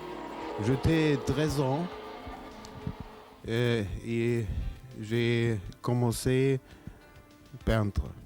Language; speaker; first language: French; non-native, learner; German